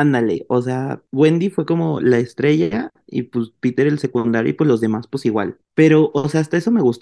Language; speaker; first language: Spanish; native; Spanish